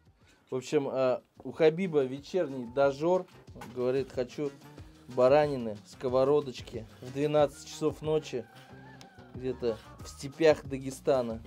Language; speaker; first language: Russian; native; Russian